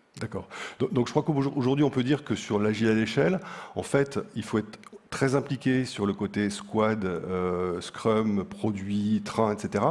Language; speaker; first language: French; native; French